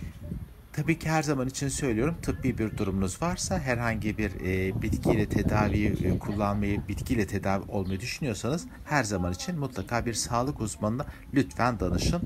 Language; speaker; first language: Turkish; native; Turkish